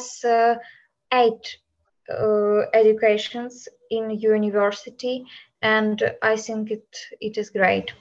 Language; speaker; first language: English; non-native, learner; Ukrainian